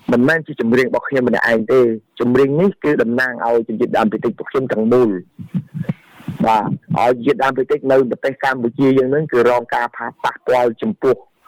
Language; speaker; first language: Khmer; non-native, local second language; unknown